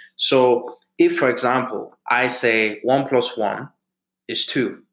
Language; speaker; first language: English; early bilingual, other home language; German